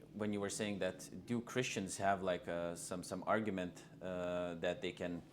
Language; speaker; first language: English; non-native, fluent; Lithuanian